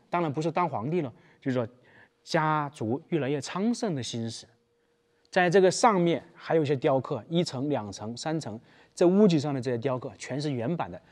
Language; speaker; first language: Chinese; native; Chinese